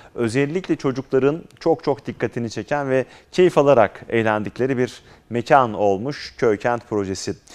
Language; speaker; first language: Turkish; native; Turkish